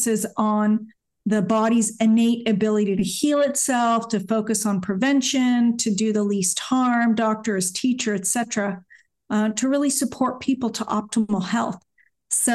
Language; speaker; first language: English; native; English